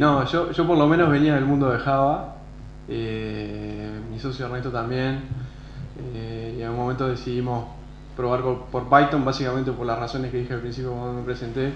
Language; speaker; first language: Spanish; native; Spanish